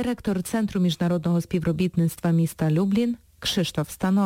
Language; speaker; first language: Ukrainian; native; Ukrainian